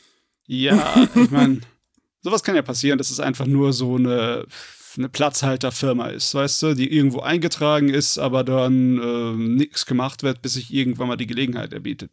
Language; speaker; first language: German; native; German